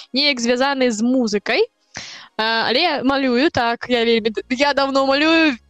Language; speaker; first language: Belarusian; non-native, local second language; Russian